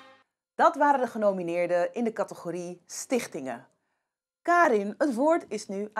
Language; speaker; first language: Dutch; native; Dutch